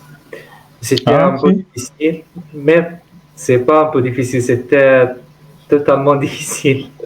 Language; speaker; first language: French; non-native, learner; Arabic